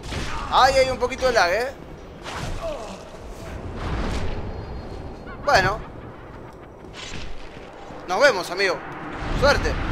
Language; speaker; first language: Spanish; native; Spanish